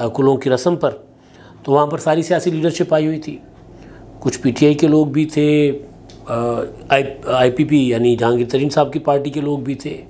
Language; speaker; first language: Urdu; non-native, local second language; Sindhi